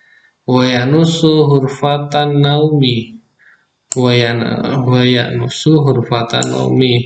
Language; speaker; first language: Arabic; non-native, fluent; Indonesian